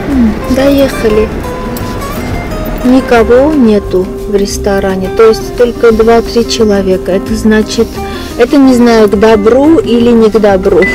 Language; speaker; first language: Russian; non-native, fluent; Armenian